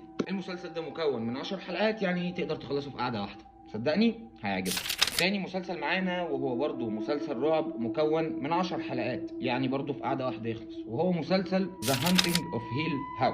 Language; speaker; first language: Arabic; native; Arabic